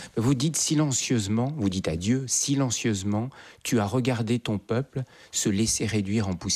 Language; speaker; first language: French; native; French